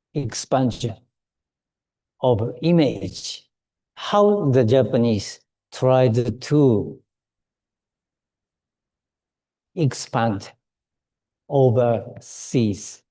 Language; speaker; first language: English; non-native, learner; Japanese